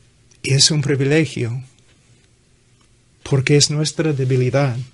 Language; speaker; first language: Spanish; non-native, fluent; English